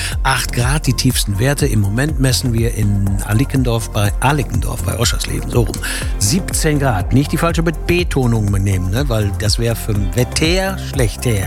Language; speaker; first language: German; native; German